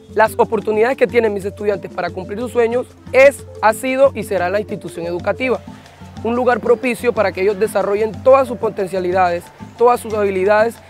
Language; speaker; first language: Spanish; native; Spanish